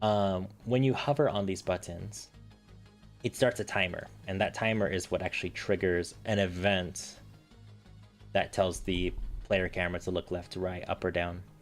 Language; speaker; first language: English; native; English